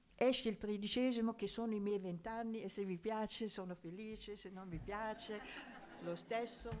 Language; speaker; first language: Italian; non-native, fluent; German